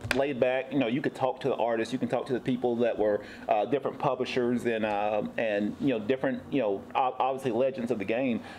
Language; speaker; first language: English; native; English